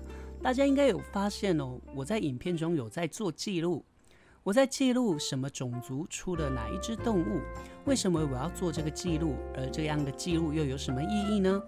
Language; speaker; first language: Chinese; native; Chinese